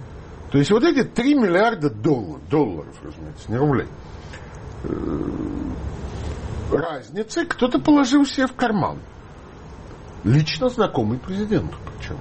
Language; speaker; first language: Russian; native; Russian